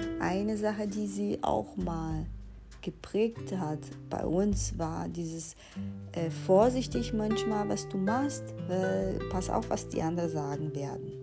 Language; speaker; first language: German; non-native, fluent; Portuguese